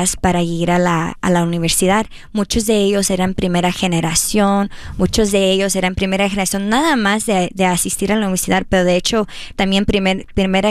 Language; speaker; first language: Spanish; early bilingual, heritage; Spanish